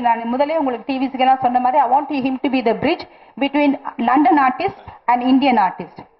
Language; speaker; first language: Tamil; native; Tamil